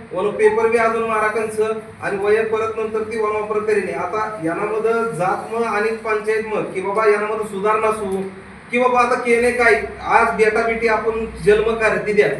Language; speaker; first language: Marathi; non-native, local second language; Rajasthani